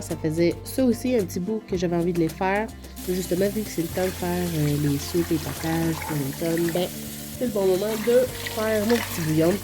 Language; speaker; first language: French; native; French